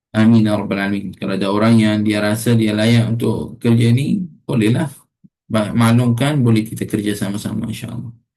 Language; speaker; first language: Malay; non-native, fluent; Arabic